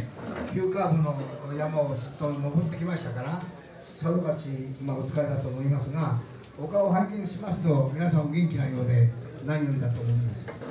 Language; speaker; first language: Japanese; native; Japanese